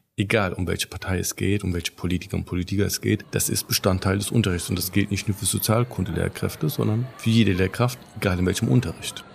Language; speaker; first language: German; early bilingual, other home language; Turkish